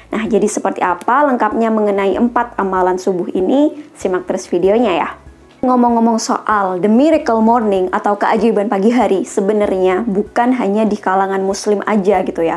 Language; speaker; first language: Indonesian; native; Indonesian